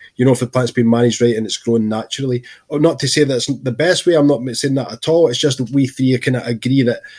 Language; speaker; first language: English; native; English